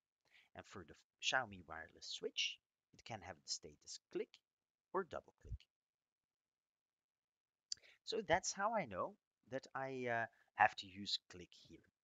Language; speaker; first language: English; non-native, fluent; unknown